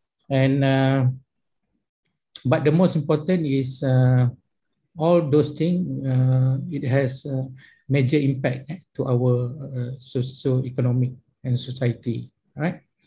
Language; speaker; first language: English; non-native, local second language; Malay